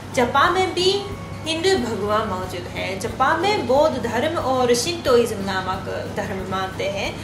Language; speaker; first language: Hindi; non-native, fluent; Japanese